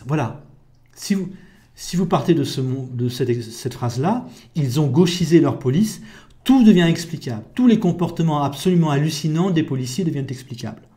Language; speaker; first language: French; native; French